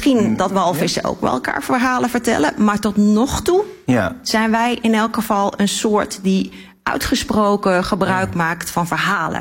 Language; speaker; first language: Dutch; native; Dutch